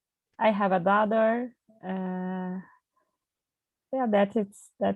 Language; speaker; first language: English; non-native, learner; Turkish